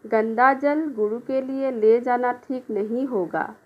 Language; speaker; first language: Hindi; non-native, local second language; Assamese